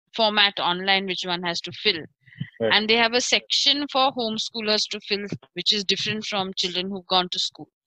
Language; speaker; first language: English; non-native, local second language; Marathi